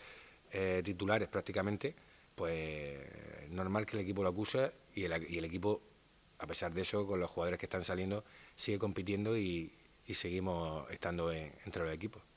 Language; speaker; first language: Spanish; native; Spanish